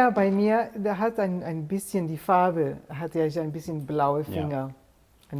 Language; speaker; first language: German; non-native, fluent; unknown